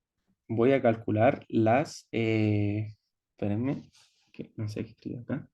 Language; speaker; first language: Spanish; native; Spanish